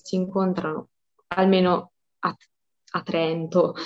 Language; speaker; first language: Italian; non-native, fluent; Albanian